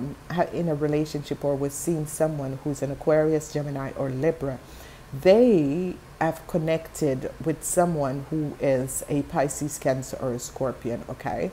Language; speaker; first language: English; non-native, fluent; Dutch